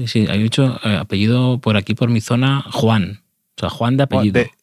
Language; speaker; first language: Spanish; native; Spanish